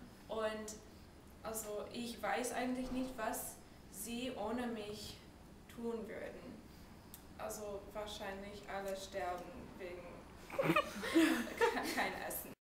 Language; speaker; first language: German; non-native, fluent; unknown